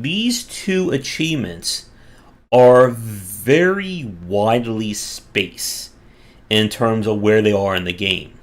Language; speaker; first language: English; native; English